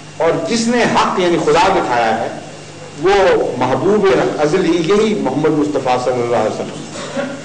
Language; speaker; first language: Urdu; native; Urdu